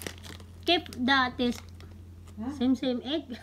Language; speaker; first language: English; non-native, learner; Cebuano